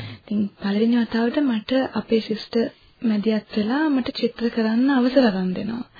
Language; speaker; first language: Sinhala; non-native, local second language; Tamil